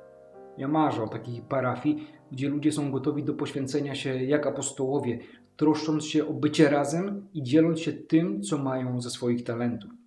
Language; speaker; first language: Polish; native; Polish